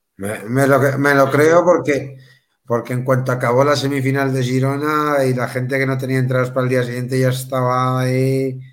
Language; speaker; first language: Spanish; native; Spanish